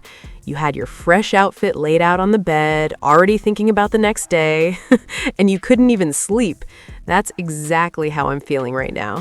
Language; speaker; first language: English; native; English